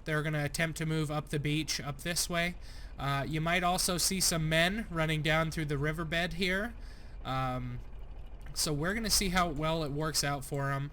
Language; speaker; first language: English; native; English